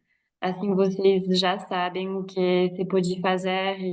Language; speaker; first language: Portuguese; non-native, fluent; French